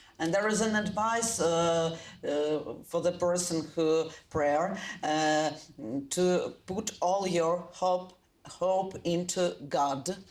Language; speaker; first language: English; non-native, fluent; Ukrainian